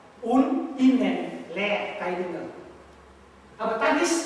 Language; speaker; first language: German; non-native, learner; Vietnamese